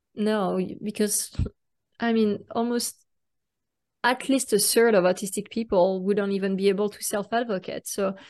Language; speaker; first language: English; non-native, fluent; French